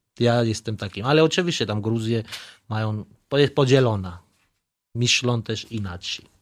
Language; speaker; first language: Polish; non-native, learner; Georgian